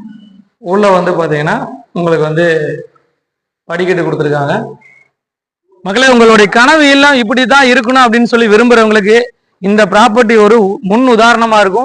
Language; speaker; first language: Tamil; native; Tamil